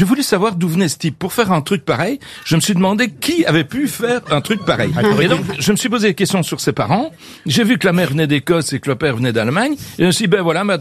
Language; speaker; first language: French; native; French